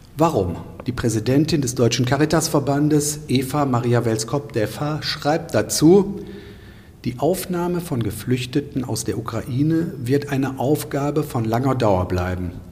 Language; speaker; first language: German; native; German